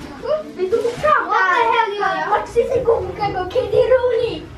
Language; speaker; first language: Swedish; early bilingual, other home language; Mongolian